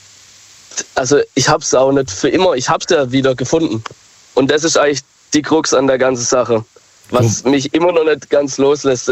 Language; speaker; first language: German; native; German